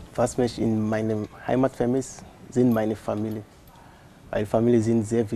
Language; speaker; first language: German; non-native, learner; French